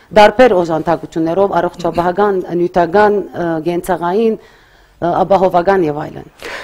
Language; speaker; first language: Armenian; early bilingual, heritage; Armenian